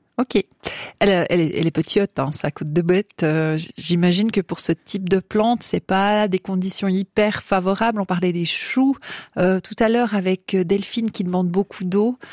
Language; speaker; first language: French; native; French